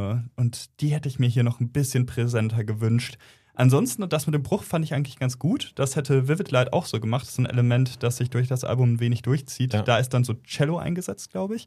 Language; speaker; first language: German; native; German